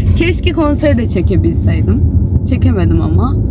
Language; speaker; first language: Turkish; native; Turkish